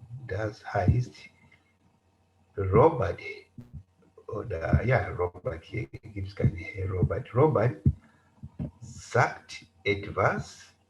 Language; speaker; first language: German; non-native, fluent; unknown